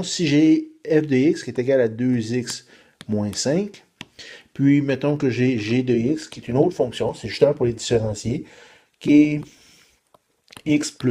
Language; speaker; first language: French; native; French